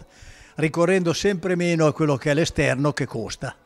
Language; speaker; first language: Italian; native; Italian